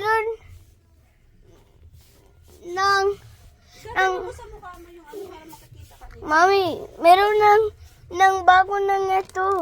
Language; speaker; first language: Filipino; early bilingual, heritage; English